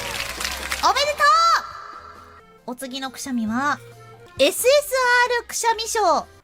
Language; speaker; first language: Japanese; native; Japanese